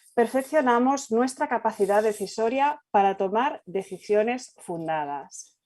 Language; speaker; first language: Spanish; non-native, local second language; Catalan